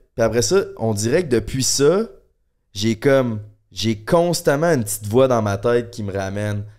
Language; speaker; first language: French; native; French